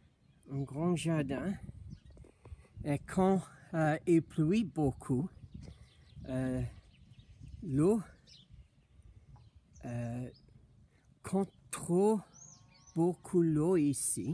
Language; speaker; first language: French; non-native, learner; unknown